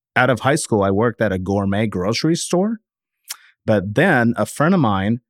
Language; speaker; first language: English; native; English